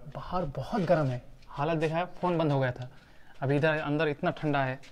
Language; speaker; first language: Hindi; native; Hindi